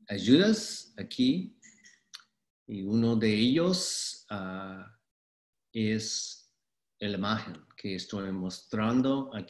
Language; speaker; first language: Spanish; non-native, fluent; English